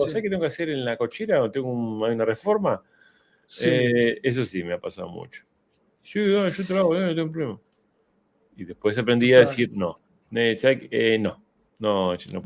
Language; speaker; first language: Spanish; native; Spanish